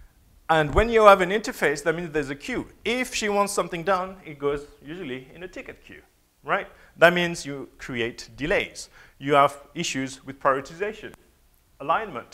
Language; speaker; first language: English; non-native, fluent; French